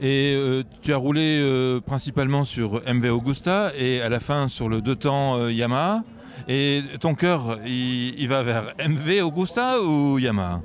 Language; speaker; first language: French; native; French